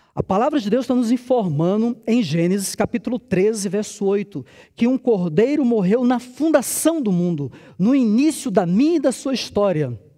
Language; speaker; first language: Portuguese; native; Portuguese